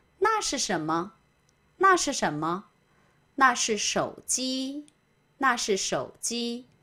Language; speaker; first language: Chinese; non-native, fluent; Korean